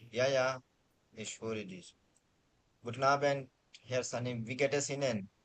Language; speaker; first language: German; non-native, fluent; Bangla